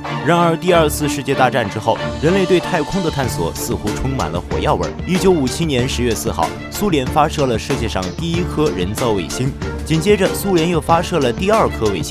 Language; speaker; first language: Chinese; native; Chinese